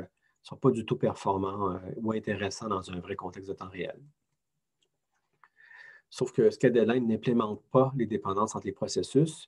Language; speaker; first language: French; native; French